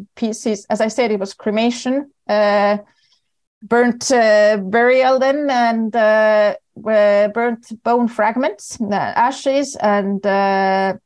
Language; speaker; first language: English; non-native, fluent; Estonian